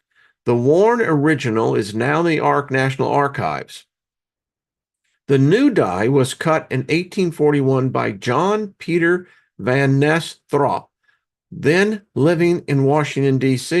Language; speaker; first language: English; native; English